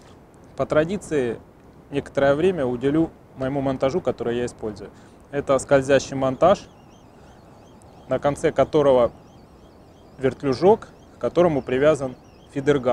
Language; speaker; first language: Russian; native; Russian